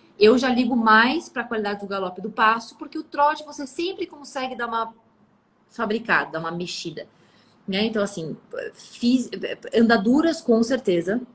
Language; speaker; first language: Portuguese; early bilingual, other home language; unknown